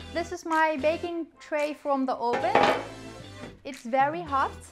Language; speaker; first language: English; non-native, fluent; Chinese